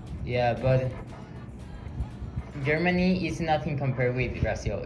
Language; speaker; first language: English; non-native, learner; Spanish